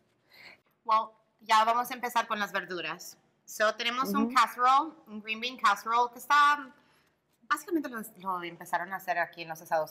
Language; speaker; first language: Spanish; early bilingual, heritage; Spanish